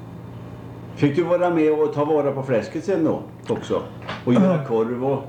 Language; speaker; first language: Swedish; native; Swedish